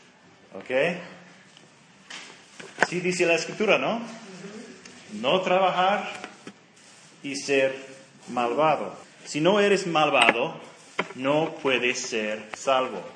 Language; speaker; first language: Spanish; non-native, fluent; English